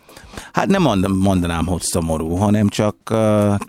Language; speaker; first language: Hungarian; non-native, fluent; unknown